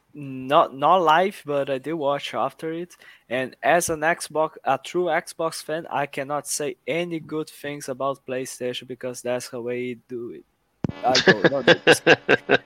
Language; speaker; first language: English; non-native, fluent; Portuguese